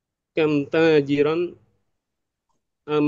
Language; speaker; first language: Arabic; non-native, learner; Indonesian